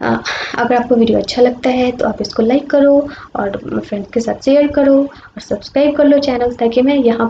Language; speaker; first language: Hindi; native; Hindi